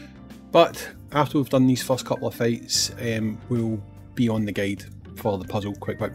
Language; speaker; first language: English; native; English